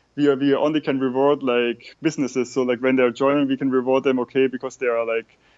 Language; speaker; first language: English; non-native, fluent; German